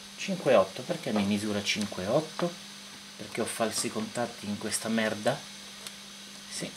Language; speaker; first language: Italian; native; Italian